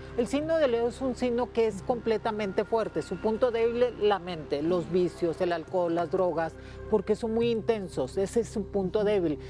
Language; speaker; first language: Spanish; native; Spanish